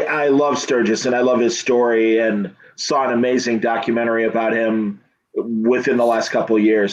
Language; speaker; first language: English; native; English